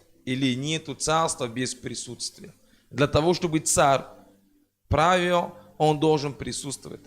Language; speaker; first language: Russian; non-native, fluent; French